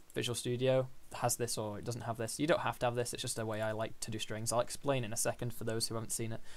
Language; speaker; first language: English; native; English